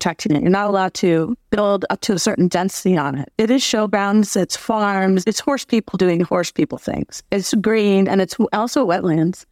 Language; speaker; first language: English; native; English